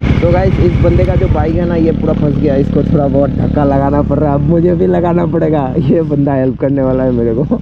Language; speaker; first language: Hindi; non-native, local second language; Bangla